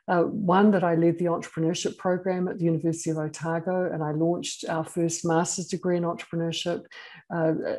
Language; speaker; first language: English; native; English